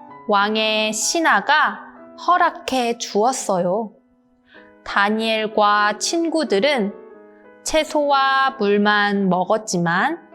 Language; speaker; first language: Korean; native; Korean